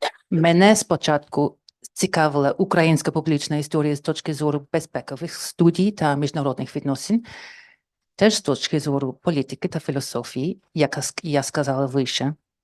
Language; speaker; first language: Ukrainian; non-native, fluent; English